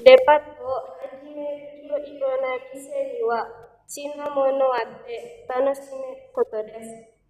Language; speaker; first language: Japanese; non-native, learner; Indonesian